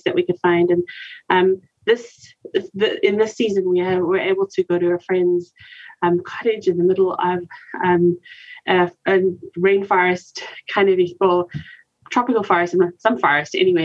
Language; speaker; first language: English; native; English